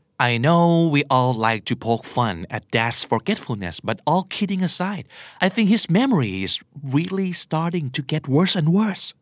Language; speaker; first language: English; non-native, fluent; Thai